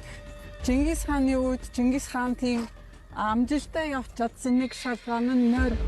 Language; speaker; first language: Mongolian; non-native, fluent; Polish